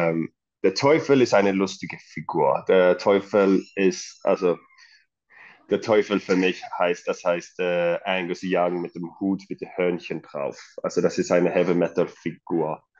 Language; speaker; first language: German; non-native, fluent; Swedish